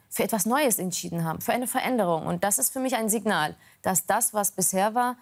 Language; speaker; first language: German; native; German